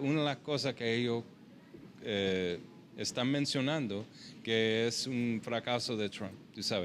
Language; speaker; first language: Spanish; early bilingual, heritage; English